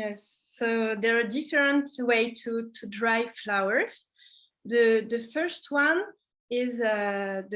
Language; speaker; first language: English; non-native, learner; French